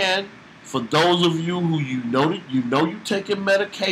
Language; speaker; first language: English; native; English